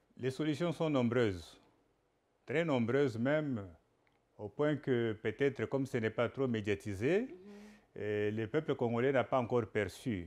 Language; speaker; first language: French; non-native, local second language; Lingala